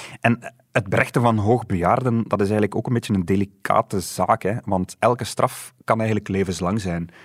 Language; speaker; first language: Dutch; native; Dutch